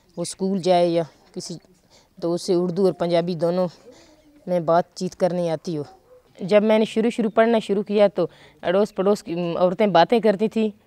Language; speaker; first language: Urdu; non-native, local second language; Punjabi